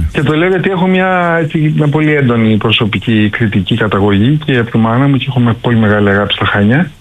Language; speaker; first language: Greek; native; Greek